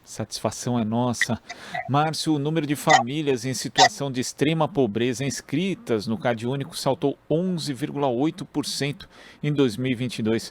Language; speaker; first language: Portuguese; native; Portuguese